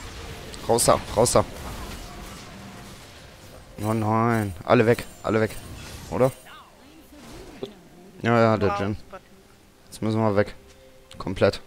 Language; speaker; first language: German; native; German